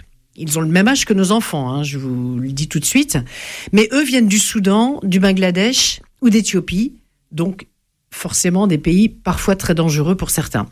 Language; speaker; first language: French; native; French